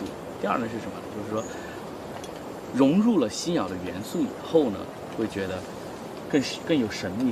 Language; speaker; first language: Chinese; native; Chinese